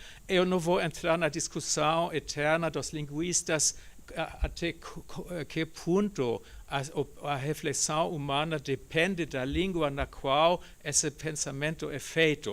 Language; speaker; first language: Portuguese; non-native, fluent; German